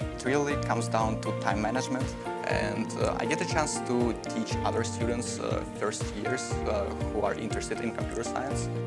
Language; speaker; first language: English; non-native, fluent; Russian